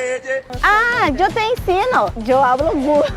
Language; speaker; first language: Spanish; non-native, learner; Portuguese